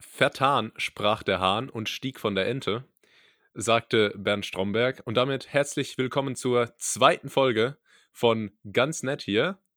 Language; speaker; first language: German; native; German